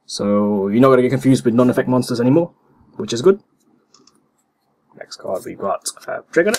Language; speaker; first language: English; native; English